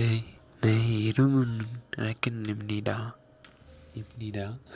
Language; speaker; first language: Korean; non-native, learner; English